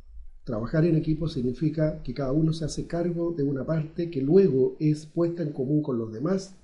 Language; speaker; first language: Spanish; native; Spanish